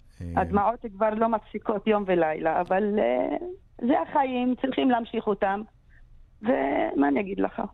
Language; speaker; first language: Hebrew; non-native, local second language; Arabic